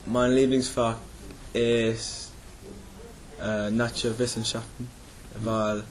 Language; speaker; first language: German; non-native, learner; English